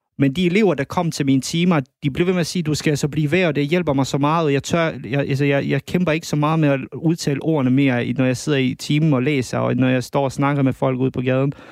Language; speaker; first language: Danish; early bilingual, other home language; Bosnian